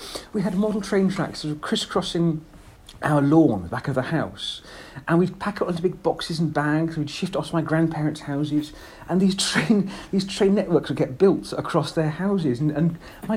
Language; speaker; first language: English; native; English